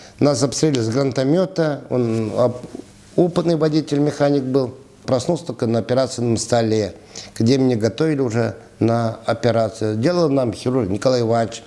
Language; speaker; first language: Russian; non-native, local second language; Chuvash